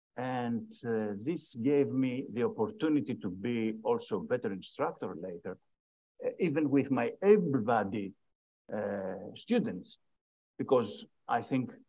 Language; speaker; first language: English; non-native, fluent; Greek